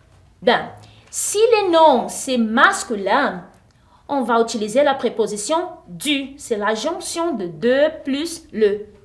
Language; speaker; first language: French; non-native, fluent; Portuguese